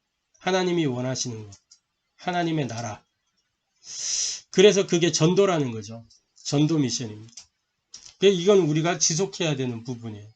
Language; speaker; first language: Korean; native; Korean